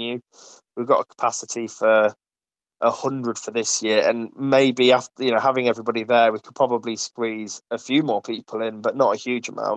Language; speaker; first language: English; native; English